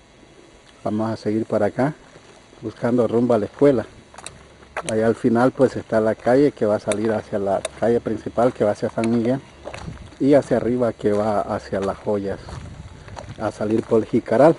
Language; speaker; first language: Spanish; native; Spanish